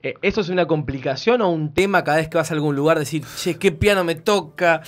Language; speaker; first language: Spanish; native; Spanish